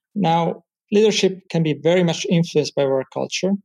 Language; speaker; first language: English; non-native, fluent; Italian